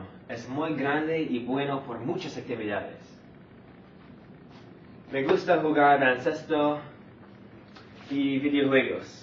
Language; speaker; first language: Spanish; non-native, learner; English